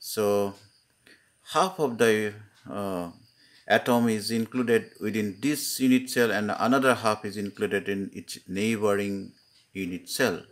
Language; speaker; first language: English; non-native, local second language; Assamese